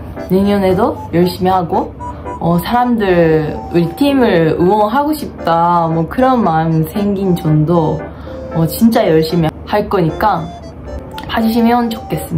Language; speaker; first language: Korean; non-native, fluent; Japanese